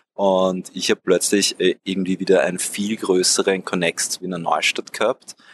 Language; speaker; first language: German; native; German